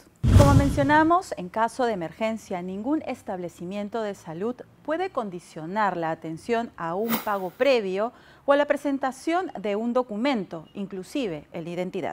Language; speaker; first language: Spanish; native; Spanish